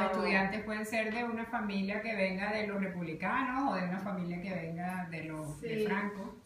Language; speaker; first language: Spanish; native; Spanish